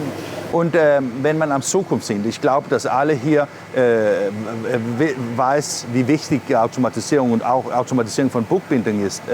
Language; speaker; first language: German; non-native, learner; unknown